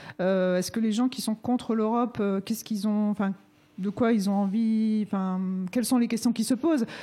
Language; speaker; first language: French; native; French